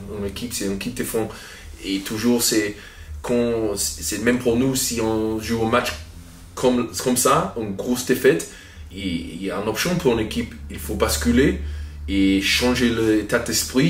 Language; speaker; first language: French; non-native, fluent; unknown